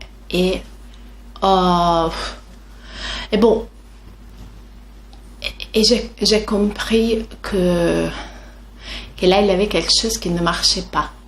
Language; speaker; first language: French; non-native, fluent; Italian